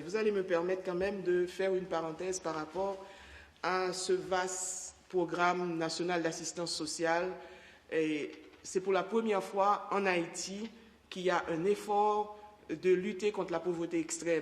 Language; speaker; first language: French; non-native, local second language; Haitian Creole